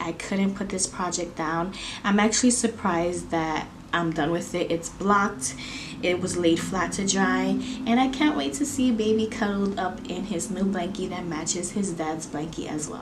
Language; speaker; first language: English; native; English